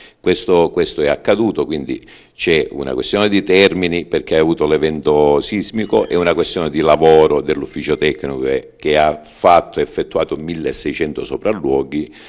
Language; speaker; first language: Italian; native; Italian